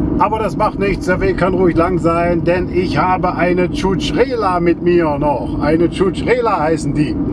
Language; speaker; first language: German; native; German